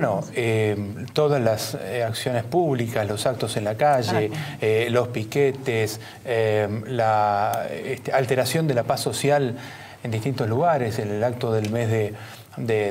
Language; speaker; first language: Spanish; native; Spanish